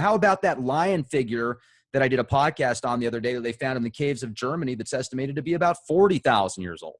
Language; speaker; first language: English; native; English